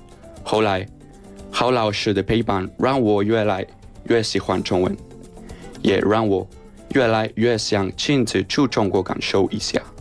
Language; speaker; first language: Chinese; non-native, learner; Spanish